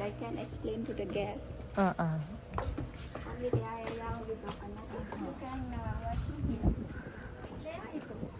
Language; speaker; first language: English; non-native, learner; Indonesian